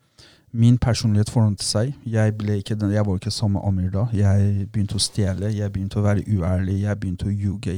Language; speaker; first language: Norwegian; non-native, fluent; Persian